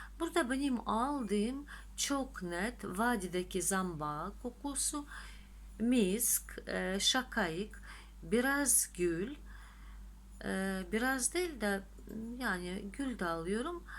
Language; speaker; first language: Turkish; non-native, fluent; Russian